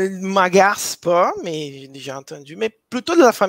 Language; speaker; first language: French; non-native, fluent; Portuguese